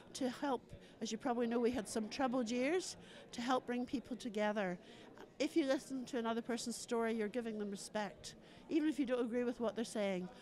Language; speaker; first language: English; native; English